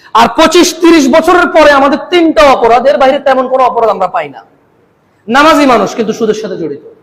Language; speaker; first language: Bangla; early bilingual, heritage; Bangla